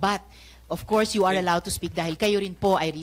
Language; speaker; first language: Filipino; native; Filipino